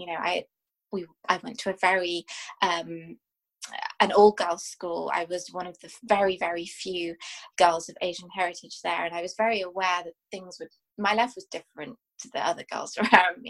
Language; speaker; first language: English; native; English